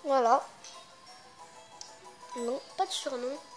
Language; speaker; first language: French; native; French